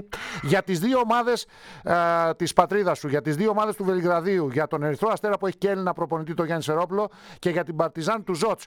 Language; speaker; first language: Greek; native; Greek